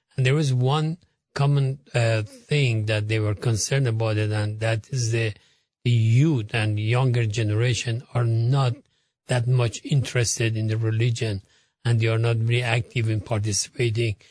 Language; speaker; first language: English; non-native, fluent; Persian